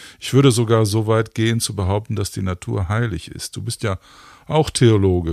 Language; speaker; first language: German; native; German